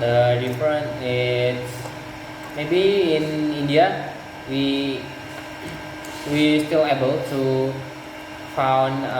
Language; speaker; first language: English; non-native, learner; Indonesian